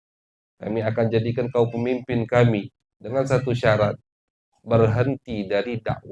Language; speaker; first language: Indonesian; native; Indonesian